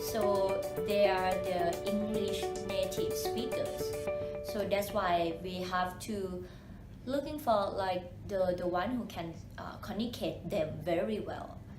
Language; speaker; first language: English; non-native, fluent; Thai